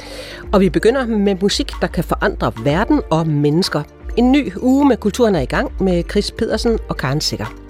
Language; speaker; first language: Danish; native; Danish